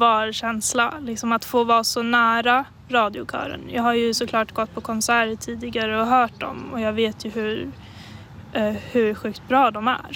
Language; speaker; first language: Swedish; native; Swedish